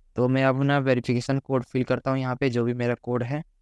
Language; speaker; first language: Hindi; native; Hindi